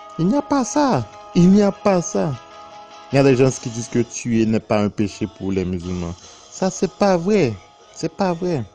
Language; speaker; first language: French; non-native, local second language; Haitian Creole